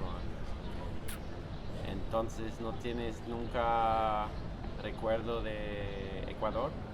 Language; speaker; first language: Spanish; non-native, fluent; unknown